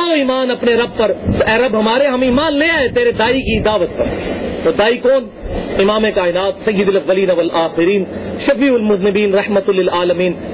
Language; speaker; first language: Urdu; non-native, local second language; Punjabi